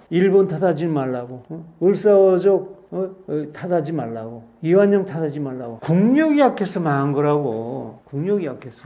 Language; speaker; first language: Korean; native; Korean